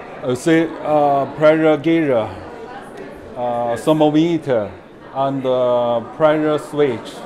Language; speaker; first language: English; non-native, learner; Chinese